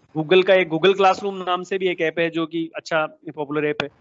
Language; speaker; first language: Hindi; native; Hindi